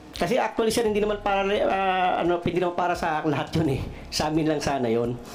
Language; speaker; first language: Filipino; non-native, local second language; Cebuano